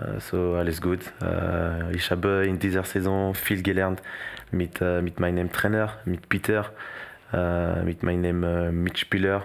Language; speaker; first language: German; non-native, learner; French